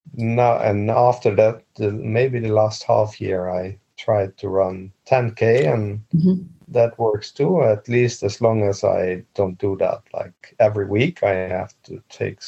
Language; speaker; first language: English; non-native, fluent; Dutch